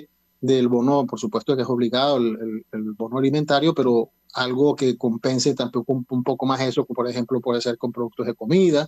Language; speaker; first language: Spanish; native; Spanish